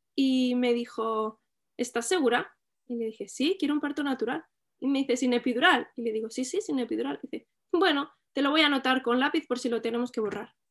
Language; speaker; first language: Spanish; native; Spanish